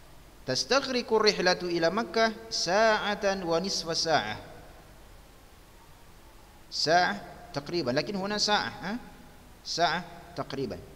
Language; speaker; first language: Arabic; non-native, fluent; Indonesian